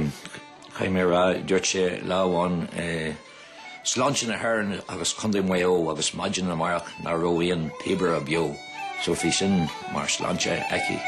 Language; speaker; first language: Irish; non-native, local second language; English